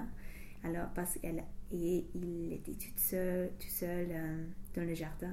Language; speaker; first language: French; non-native, learner; English